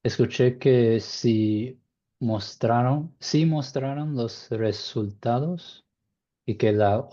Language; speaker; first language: Spanish; non-native, learner; English